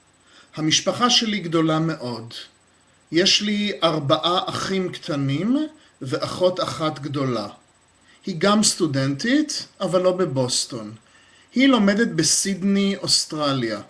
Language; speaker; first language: Hebrew; non-native, learner; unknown